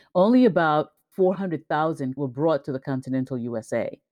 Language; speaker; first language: English; early bilingual, other home language; Spanish